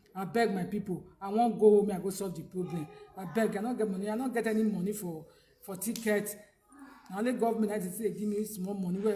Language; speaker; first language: Nigerian Pidgin; non-native, local second language; Bini